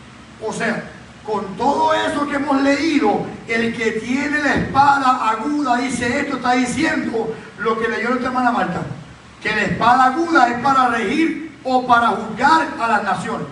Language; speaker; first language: Spanish; native; Spanish